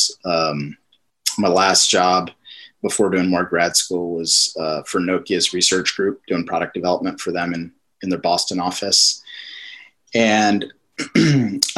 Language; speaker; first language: English; native; English